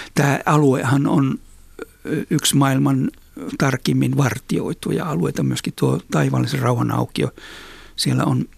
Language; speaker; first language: Finnish; native; Finnish